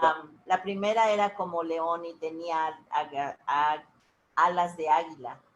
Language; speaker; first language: Spanish; native; Spanish